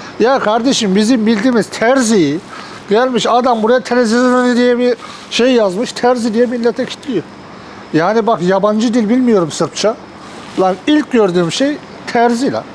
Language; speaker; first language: Turkish; native; Turkish